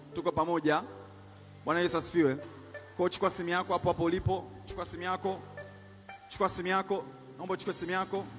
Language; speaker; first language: Swahili; native; Swahili